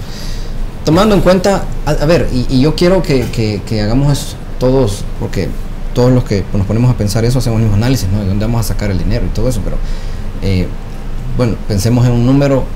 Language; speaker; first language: Spanish; native; Spanish